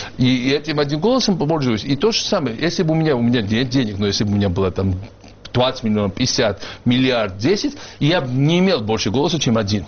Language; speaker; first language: Russian; non-native, local second language; Georgian